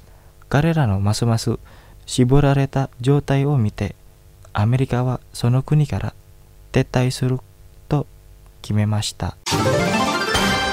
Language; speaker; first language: Japanese; non-native, fluent; Indonesian